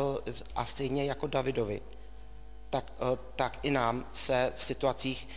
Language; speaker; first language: Czech; native; Czech